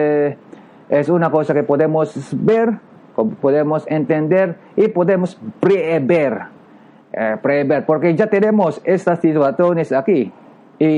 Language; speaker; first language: Spanish; non-native, learner; Japanese